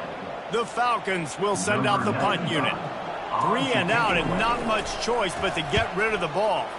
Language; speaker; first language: English; native; English